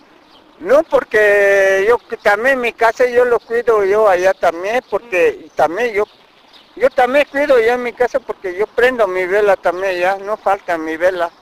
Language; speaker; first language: Spanish; non-native, local second language; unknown